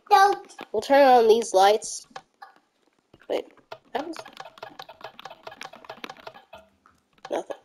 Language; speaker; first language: English; native; English